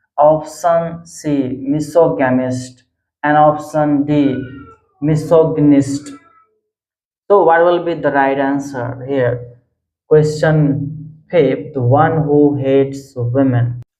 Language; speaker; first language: English; non-native, local second language; Hindi